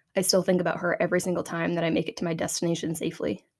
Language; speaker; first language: English; native; English